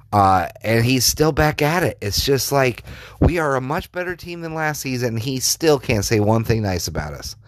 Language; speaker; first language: English; native; English